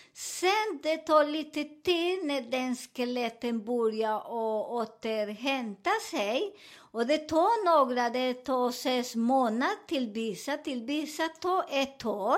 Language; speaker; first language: Swedish; non-native, fluent; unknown